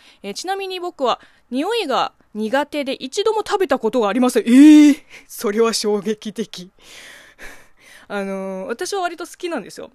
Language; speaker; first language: Japanese; non-native, fluent; Chinese